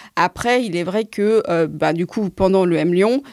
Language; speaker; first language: French; native; French